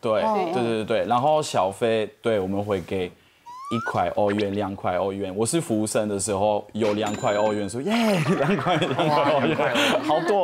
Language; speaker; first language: Chinese; non-native, fluent; French